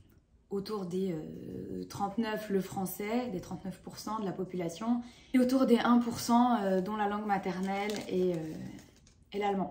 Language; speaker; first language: French; native; French